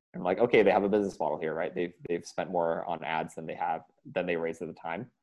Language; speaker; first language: English; early bilingual, other home language; Indonesian